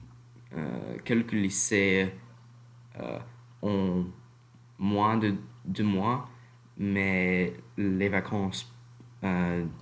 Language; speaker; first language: French; non-native, learner; English